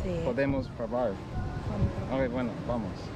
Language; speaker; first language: Spanish; non-native, learner; English